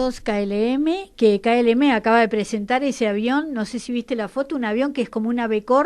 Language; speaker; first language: Spanish; native; Spanish